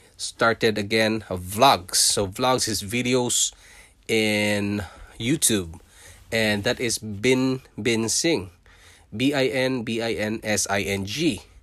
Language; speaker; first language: English; non-native, local second language; Filipino